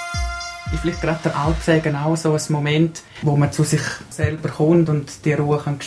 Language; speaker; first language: German; native; German